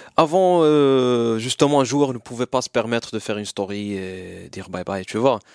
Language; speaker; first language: French; non-native, local second language; Arabic